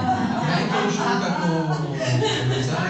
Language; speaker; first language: Portuguese; non-native, fluent; Italian